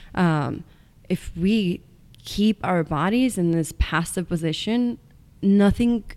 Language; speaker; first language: English; non-native, fluent; Estonian